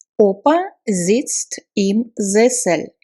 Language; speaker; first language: German; non-native, fluent; Russian